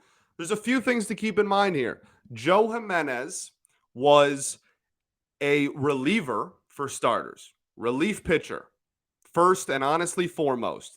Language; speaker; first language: English; native; English